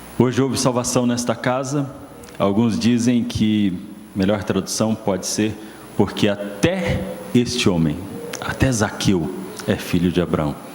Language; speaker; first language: Portuguese; native; Portuguese